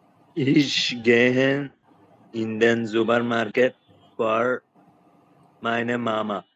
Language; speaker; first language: German; non-native, learner; Bangla